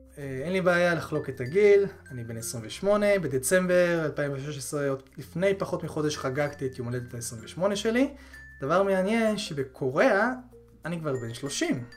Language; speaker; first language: Hebrew; early bilingual, other home language; Korean